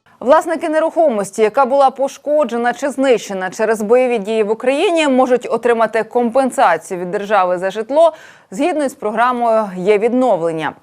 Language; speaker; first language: Ukrainian; native; Ukrainian